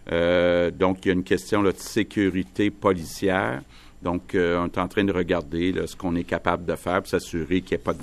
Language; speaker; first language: French; native; French